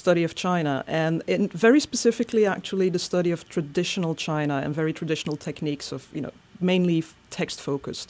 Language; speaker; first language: English; non-native, fluent; Dutch